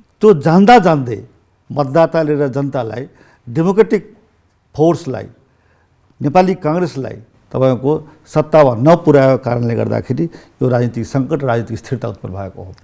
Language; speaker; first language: Nepali; non-native, local second language; Maithili